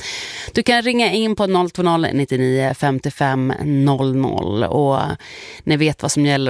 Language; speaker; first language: Swedish; native; Swedish